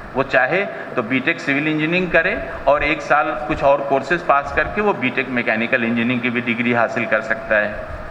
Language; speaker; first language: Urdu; native; Urdu